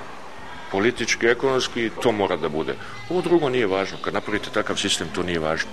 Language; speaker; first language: Serbian; native; Serbian